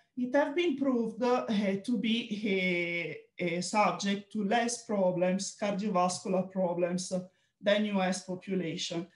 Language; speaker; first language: English; non-native, fluent; Italian